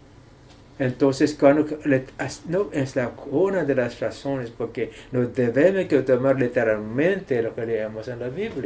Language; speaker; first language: Spanish; non-native, learner; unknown